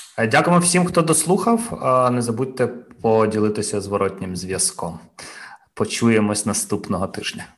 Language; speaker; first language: Ukrainian; non-native, local second language; Russian